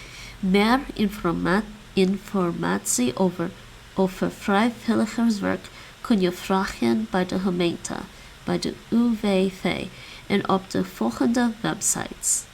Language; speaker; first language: Dutch; non-native, learner; English